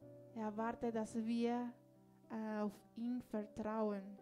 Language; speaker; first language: German; non-native, learner; Spanish